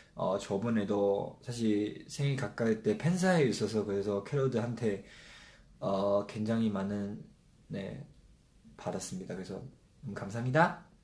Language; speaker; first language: Korean; non-native, fluent; Chinese